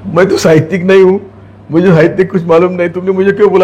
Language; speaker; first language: Hindi; non-native, local second language; Marathi